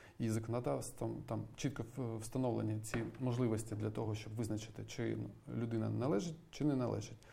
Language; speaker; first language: Ukrainian; native; Ukrainian